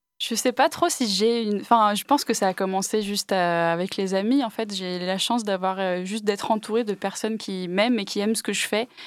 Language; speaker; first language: French; early bilingual, other home language; English